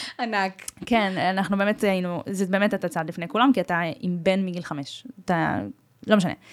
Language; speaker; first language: Hebrew; native; Hebrew